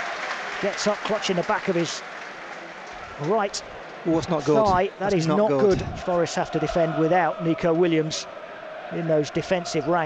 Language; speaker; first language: English; native; English